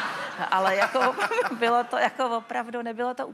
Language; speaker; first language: Czech; native; Czech